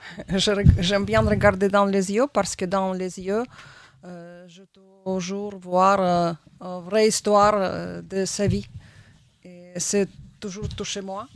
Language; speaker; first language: French; non-native, learner; Russian